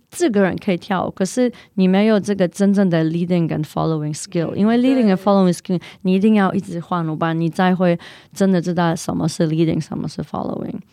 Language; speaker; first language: Chinese; non-native, fluent; English